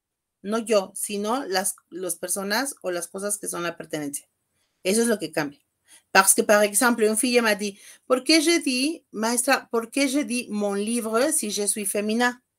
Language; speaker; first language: Spanish; native; Spanish